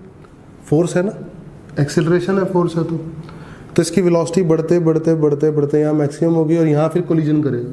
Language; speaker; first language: Hindi; native; Hindi